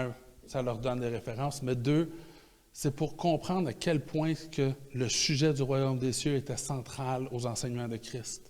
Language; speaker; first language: French; native; French